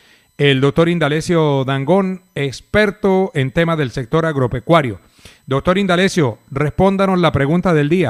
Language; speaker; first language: Spanish; native; Spanish